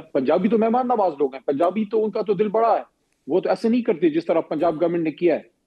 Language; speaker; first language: Urdu; non-native, local second language; Pashto